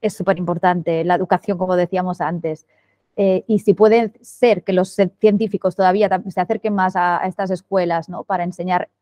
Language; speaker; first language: Spanish; non-native, local second language; Catalan